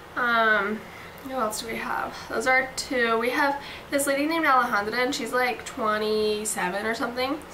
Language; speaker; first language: English; native; English